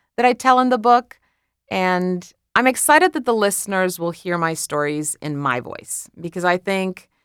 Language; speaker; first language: English; non-native, fluent; Croatian